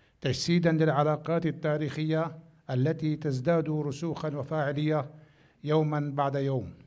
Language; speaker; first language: Arabic; native; Arabic